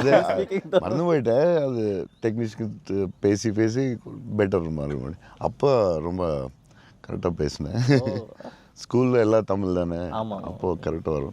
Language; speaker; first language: Tamil; non-native, local second language; Telugu